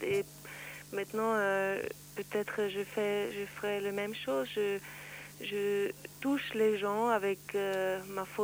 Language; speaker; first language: French; non-native, learner; Swiss German